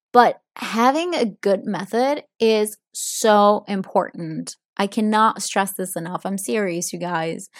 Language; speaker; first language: English; non-native, fluent; Italian